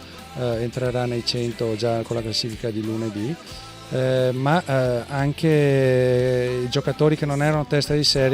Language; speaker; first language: Italian; native; Italian